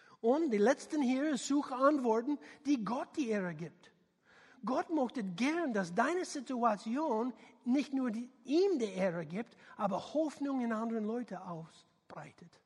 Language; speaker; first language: German; non-native, learner; English